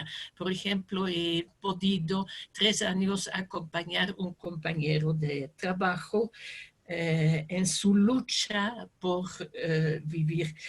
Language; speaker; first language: Spanish; non-native, fluent; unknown